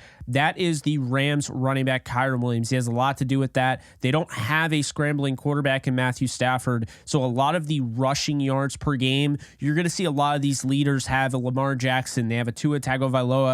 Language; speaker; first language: English; native; English